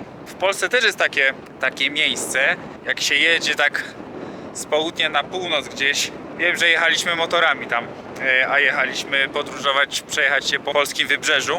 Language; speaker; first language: Polish; native; Polish